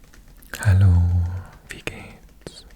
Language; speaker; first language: German; non-native, learner; English